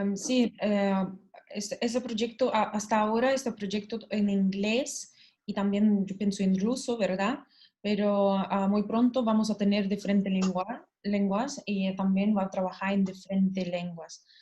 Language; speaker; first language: Spanish; non-native, learner; Russian